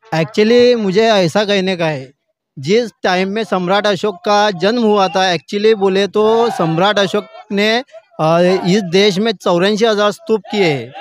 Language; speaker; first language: Hindi; non-native, local second language; Marathi